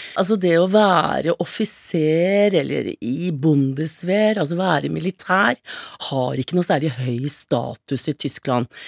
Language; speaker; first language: Norwegian; native; Norwegian